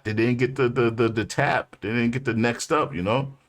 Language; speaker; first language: English; native; English